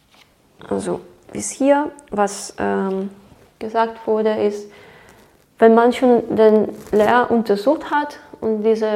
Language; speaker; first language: German; non-native, fluent; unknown